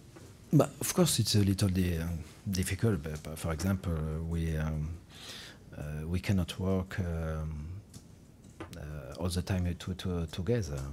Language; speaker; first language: English; non-native, fluent; French